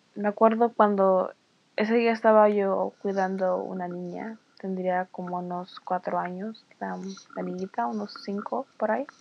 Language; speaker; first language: Spanish; early bilingual, heritage; Spanish